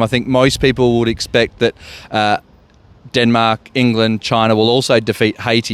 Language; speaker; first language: English; native; English